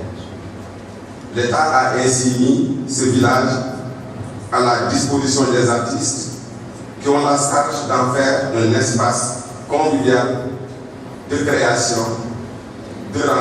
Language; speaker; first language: French; non-native, local second language; Wolof